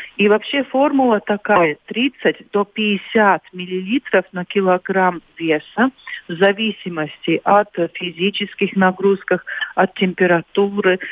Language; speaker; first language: Russian; non-native, local second language; Latvian